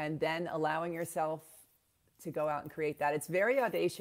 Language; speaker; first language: English; native; English